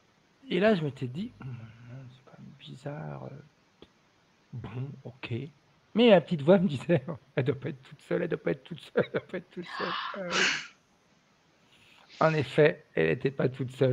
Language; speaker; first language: French; native; French